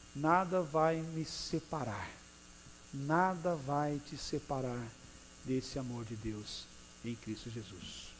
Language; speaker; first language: Portuguese; native; Portuguese